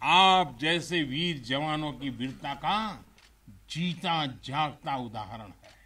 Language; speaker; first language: Hindi; non-native, local second language; Gujarati